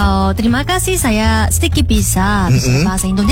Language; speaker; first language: Indonesian; non-native, learner; Korean